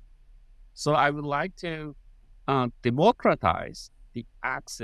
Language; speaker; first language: English; non-native, fluent; Japanese